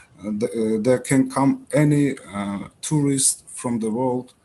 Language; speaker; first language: English; non-native, learner; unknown